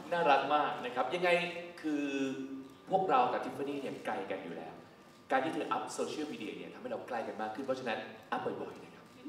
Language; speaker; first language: Thai; native; Thai